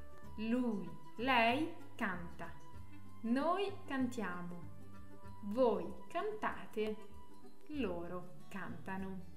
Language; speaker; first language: Italian; non-native, fluent; French